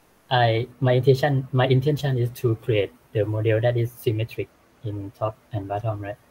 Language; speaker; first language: English; non-native, fluent; Thai